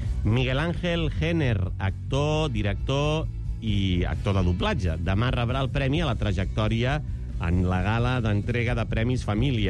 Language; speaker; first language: Catalan; native; Catalan